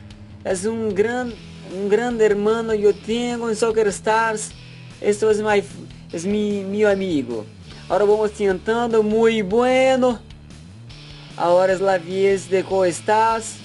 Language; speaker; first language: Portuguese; non-native, learner; Spanish